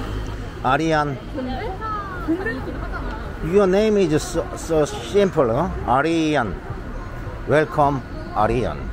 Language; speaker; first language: English; non-native, learner; Korean